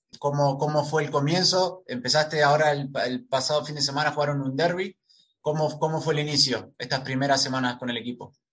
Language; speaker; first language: Spanish; native; Spanish